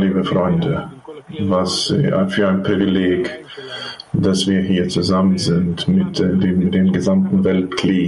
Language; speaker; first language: German; non-native, fluent; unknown